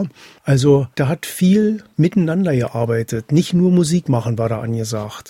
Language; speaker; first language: German; native; German